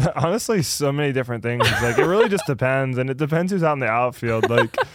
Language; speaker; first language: English; early bilingual, other home language; Spanish